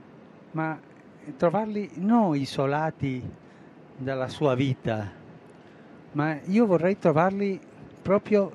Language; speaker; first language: Italian; non-native, fluent; Spanish